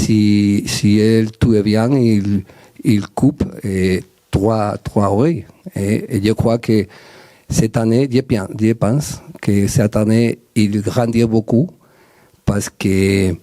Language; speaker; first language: French; non-native, learner; Spanish